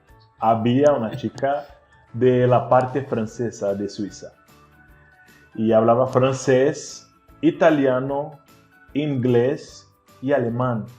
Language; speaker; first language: Spanish; non-native, fluent; Portuguese